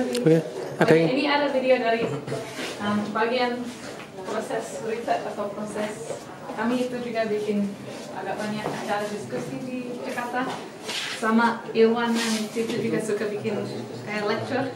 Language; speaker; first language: Indonesian; non-native, fluent; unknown